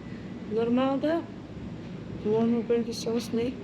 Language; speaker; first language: Turkish; non-native, learner; Dutch